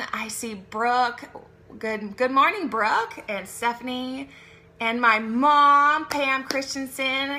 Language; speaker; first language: English; native; English